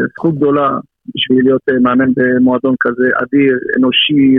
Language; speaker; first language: Hebrew; native; Hebrew